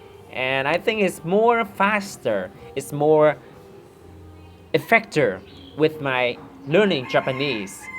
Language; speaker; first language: English; non-native, learner; Vietnamese